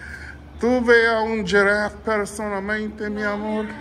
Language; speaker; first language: Spanish; non-native, learner; English